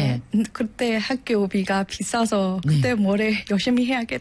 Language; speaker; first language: Korean; non-native, learner; Burmese